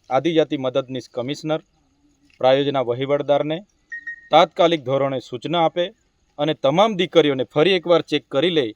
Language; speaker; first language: Gujarati; non-native, local second language; Bhili